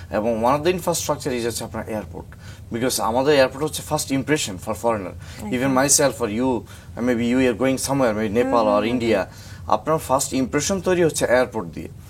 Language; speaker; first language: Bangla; native; Bangla